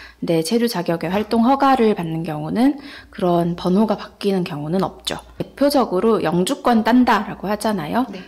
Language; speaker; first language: Korean; native; Korean